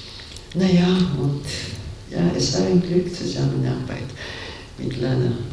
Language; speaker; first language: German; non-native, fluent; Georgian